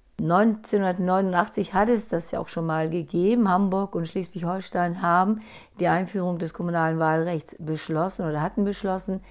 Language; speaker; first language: German; native; German